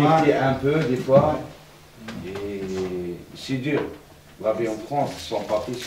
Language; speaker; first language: French; non-native, learner; Arabic